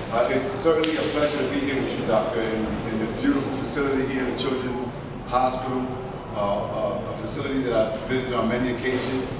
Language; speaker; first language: English; early bilingual, other home language; Spanish